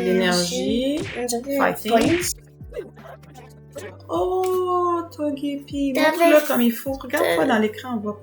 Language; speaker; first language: French; native; French